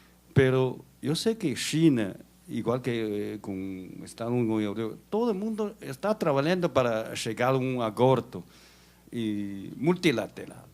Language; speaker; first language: Portuguese; non-native, learner; Chinese